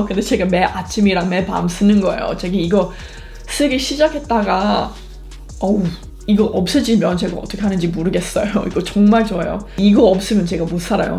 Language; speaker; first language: Korean; non-native, fluent; English